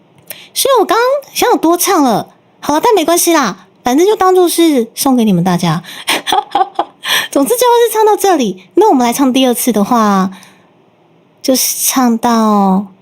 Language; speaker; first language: Chinese; native; Chinese